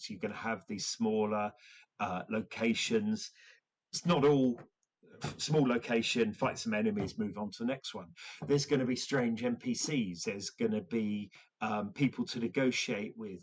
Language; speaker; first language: English; native; English